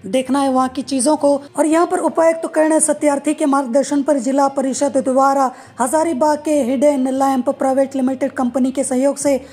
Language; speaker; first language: Hindi; native; Hindi